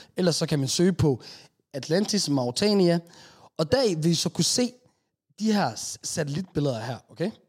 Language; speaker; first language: Danish; native; Danish